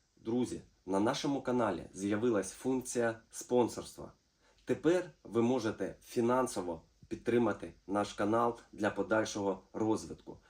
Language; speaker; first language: Ukrainian; non-native, local second language; Russian